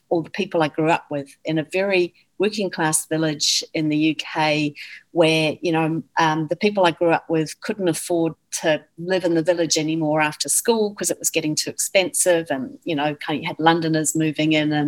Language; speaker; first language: English; native; English